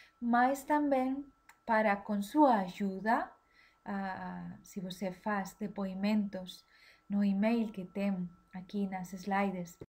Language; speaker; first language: Portuguese; non-native, learner; Spanish